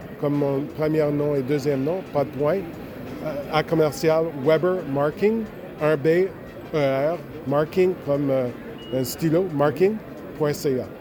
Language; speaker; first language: French; non-native, local second language; English